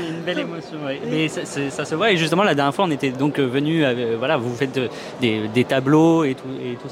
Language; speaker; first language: French; native; French